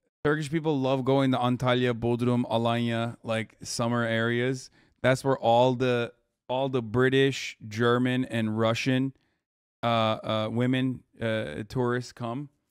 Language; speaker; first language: English; early bilingual, other home language; Turkish